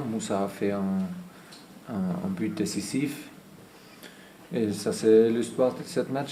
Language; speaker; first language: French; non-native, fluent; German